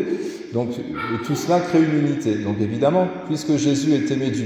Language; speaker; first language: French; native; French